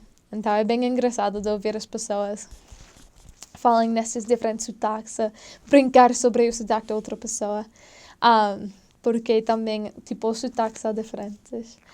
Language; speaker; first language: Portuguese; non-native, fluent; English